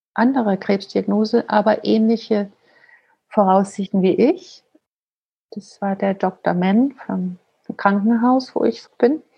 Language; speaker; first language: German; non-native, fluent; Danish